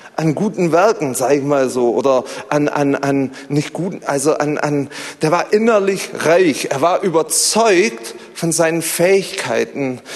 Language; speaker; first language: German; native; German